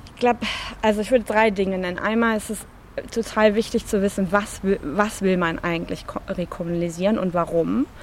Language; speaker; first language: German; native; German